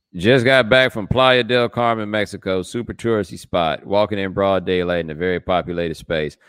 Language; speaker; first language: English; native; English